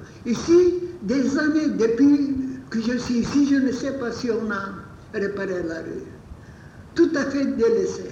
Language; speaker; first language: French; non-native, fluent; Bulgarian